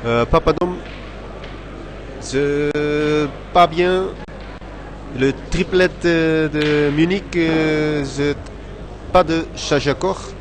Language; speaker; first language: French; non-native, learner; Dutch